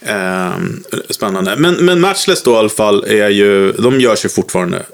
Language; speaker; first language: Swedish; native; Swedish